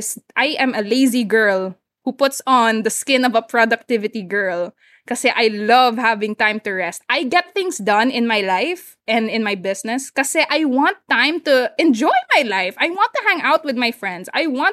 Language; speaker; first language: English; non-native, local second language; Hiligaynon